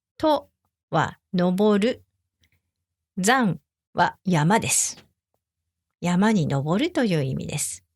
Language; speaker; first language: Japanese; native; Japanese